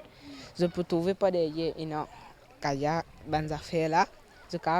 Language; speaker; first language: French; non-native, local second language; Morisyen